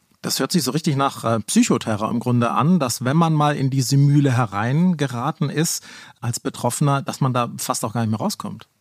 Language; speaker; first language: German; native; German